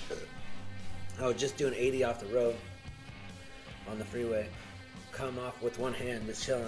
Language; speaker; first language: English; native; English